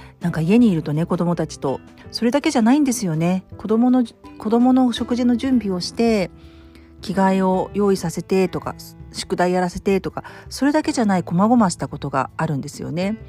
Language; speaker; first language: Japanese; native; Japanese